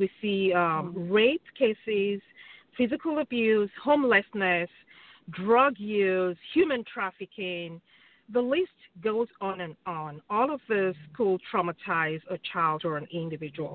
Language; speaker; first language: English; non-native, local second language; Yoruba